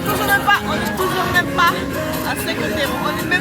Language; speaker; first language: French; native; French